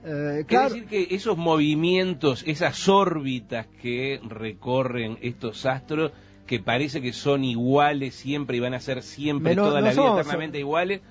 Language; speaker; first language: Spanish; native; Spanish